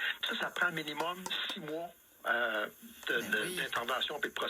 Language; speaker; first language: French; native; French